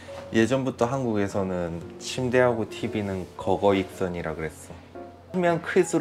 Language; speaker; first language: Korean; native; Korean